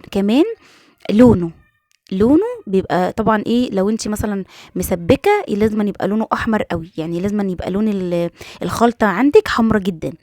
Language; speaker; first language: Arabic; native; Arabic